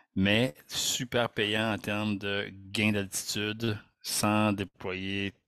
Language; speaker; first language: French; native; French